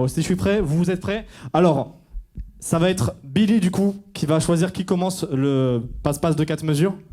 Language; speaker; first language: French; native; French